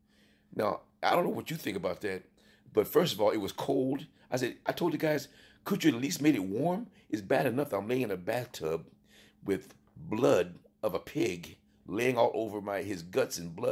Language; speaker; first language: English; native; English